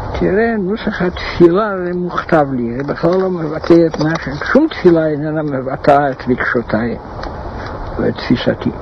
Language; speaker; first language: Hebrew; non-native, fluent; German